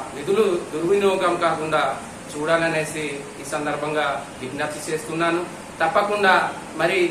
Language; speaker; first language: Telugu; non-native, local second language; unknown